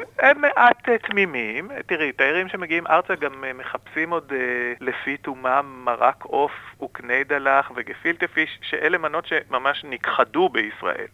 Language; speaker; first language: Hebrew; native; Hebrew